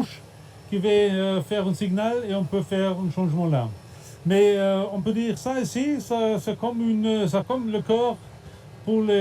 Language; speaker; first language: French; non-native, fluent; German